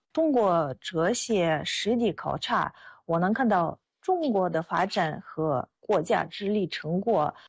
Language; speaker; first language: Chinese; non-native, fluent; Russian